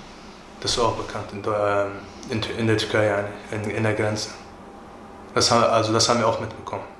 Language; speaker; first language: German; early bilingual, other home language; Turkish